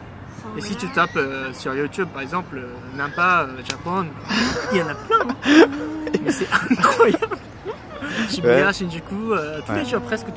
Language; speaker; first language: French; non-native, fluent; Japanese